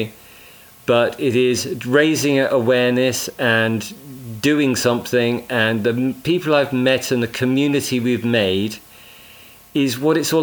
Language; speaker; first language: English; native; English